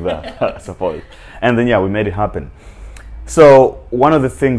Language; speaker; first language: English; non-native, local second language; Nyanja